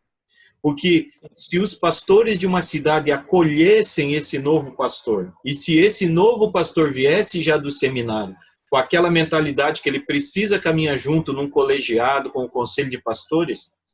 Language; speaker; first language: Portuguese; native; Portuguese